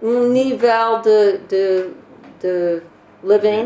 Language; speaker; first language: Portuguese; non-native, learner; English